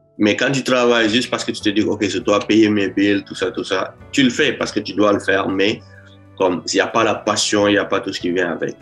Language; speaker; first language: French; non-native, local second language; Wolof